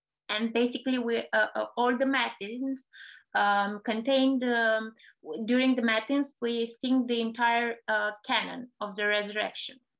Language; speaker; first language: English; non-native, fluent; Romanian